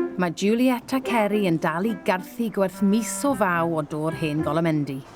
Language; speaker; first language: Welsh; native; Welsh